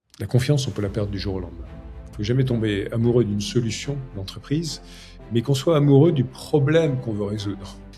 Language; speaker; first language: French; native; French